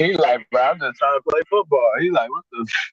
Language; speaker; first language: English; native; English